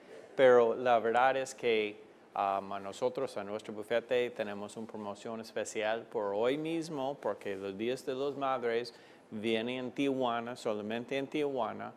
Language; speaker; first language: Spanish; non-native, fluent; English